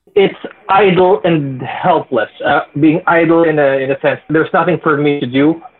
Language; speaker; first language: English; non-native, local second language; Filipino